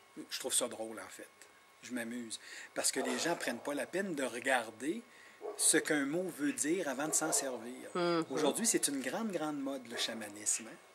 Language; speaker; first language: French; non-native, local second language; Innu-aimun